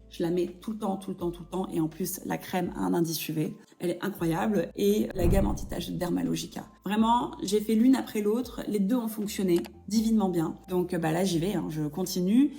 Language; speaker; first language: French; native; French